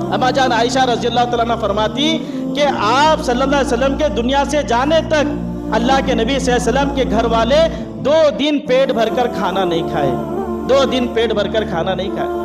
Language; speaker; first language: Urdu; native; Urdu